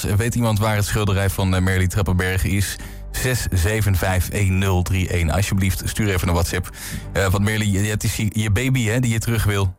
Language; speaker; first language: Dutch; native; Dutch